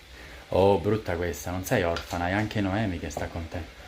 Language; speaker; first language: Italian; native; Italian